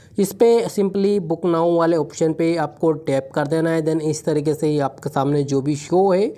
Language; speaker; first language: Hindi; native; Hindi